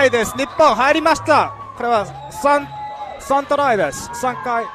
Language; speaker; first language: Japanese; non-native, learner; English